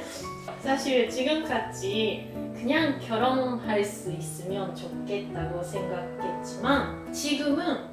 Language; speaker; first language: Korean; non-native, learner; Japanese